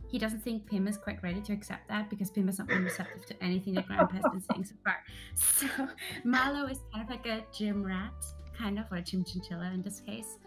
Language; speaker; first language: English; early bilingual, other home language; German